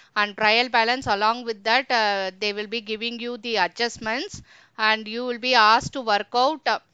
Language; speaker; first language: English; non-native, local second language; Tamil